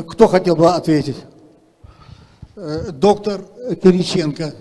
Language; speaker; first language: Russian; native; Russian